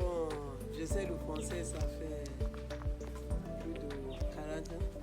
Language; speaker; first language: French; non-native, fluent; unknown